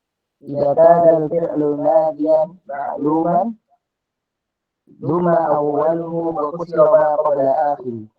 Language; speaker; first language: Arabic; non-native, learner; Indonesian